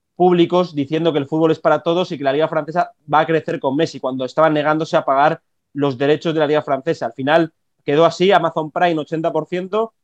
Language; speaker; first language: Spanish; native; Spanish